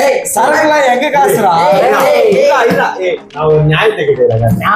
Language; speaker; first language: Tamil; native; Tamil